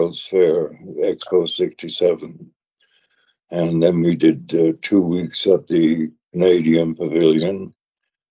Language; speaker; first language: English; native; English